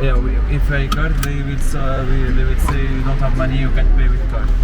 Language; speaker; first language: English; non-native, learner; Arabic